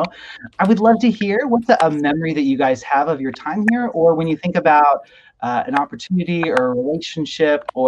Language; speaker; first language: English; native; English